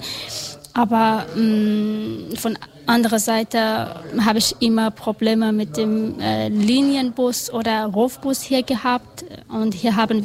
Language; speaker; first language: German; non-native, learner; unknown